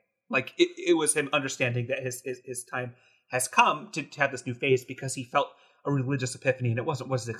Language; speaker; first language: English; native; English